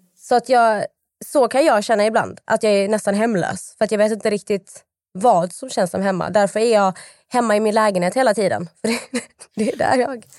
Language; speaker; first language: Swedish; native; Swedish